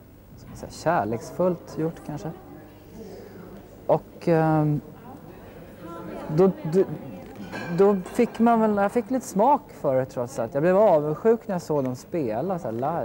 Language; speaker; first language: Swedish; native; Swedish